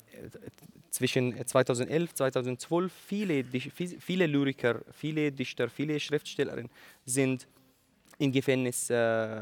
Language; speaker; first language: German; non-native, learner; Arabic